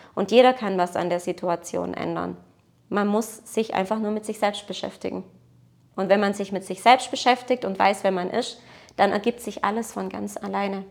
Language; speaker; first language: German; early bilingual, other home language; Portuguese